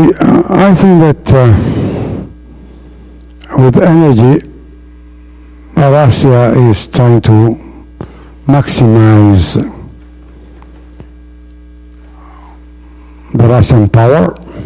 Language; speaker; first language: English; non-native, fluent; Italian